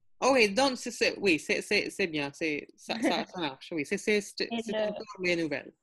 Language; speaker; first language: French; non-native, learner; English